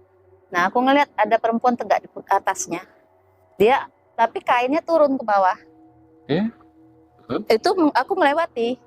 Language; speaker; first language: Indonesian; native; Indonesian